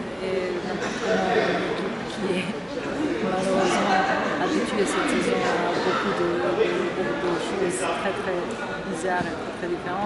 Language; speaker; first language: French; non-native, fluent; Serbian